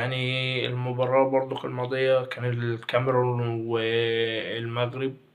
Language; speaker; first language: Arabic; native; Arabic